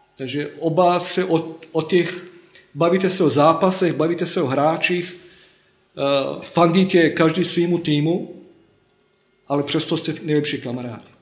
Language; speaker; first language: Czech; non-native, fluent; Bosnian